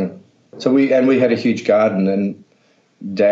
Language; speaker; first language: English; native; English